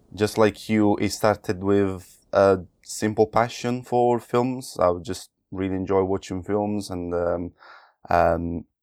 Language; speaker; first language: English; non-native, fluent; Italian